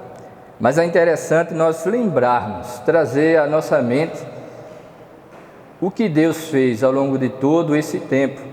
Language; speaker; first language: Portuguese; native; Portuguese